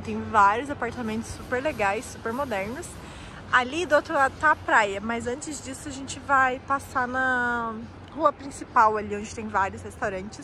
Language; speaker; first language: Portuguese; native; Portuguese